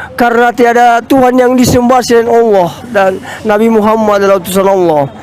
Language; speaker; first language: Indonesian; non-native, local second language; Nias